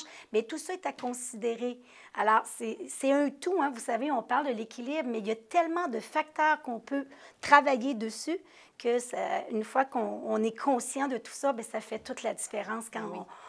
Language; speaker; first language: French; native; French